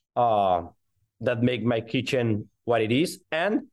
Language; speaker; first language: English; non-native, fluent; Spanish